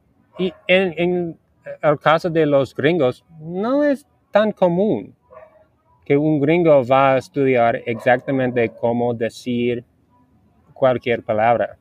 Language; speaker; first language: Spanish; non-native, learner; English